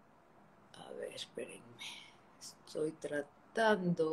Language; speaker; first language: Spanish; native; Spanish